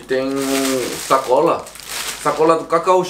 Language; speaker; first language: Portuguese; non-native, fluent; Korean